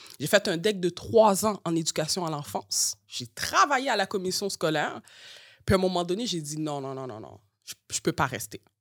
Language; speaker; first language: French; early bilingual, other home language; Haitian Creole